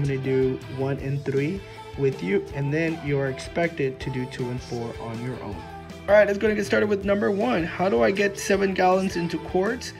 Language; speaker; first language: English; early bilingual, other home language; Spanish